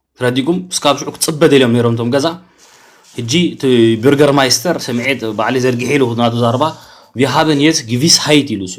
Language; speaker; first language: Tigrinya; early bilingual, heritage; Tigrinya